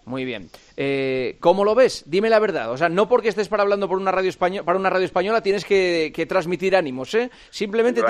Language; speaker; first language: Spanish; native; Spanish